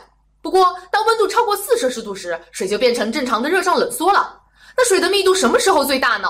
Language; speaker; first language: Chinese; native; Chinese